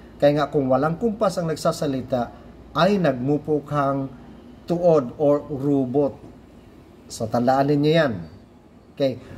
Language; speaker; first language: Filipino; non-native, local second language; Cebuano